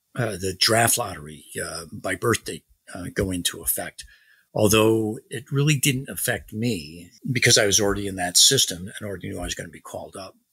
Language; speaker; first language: English; native; English